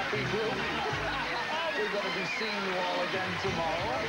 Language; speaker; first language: English; native; English